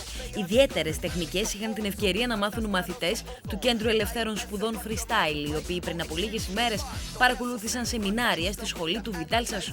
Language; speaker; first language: Greek; native; Greek